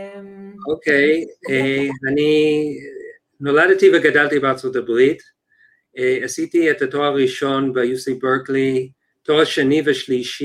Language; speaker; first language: Hebrew; non-native, fluent; English